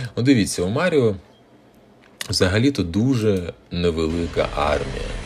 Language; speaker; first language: Ukrainian; non-native, local second language; Russian